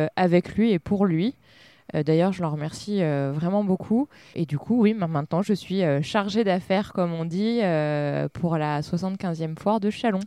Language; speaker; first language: French; native; French